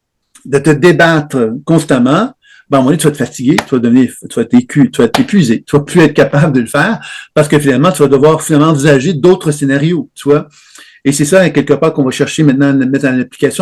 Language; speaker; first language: French; native; French